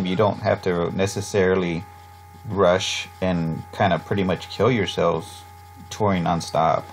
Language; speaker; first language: English; native; English